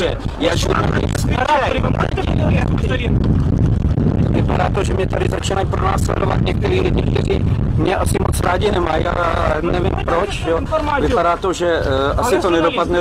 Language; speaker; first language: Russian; non-native, learner; Czech